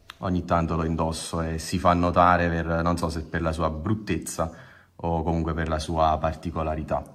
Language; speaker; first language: Italian; native; Italian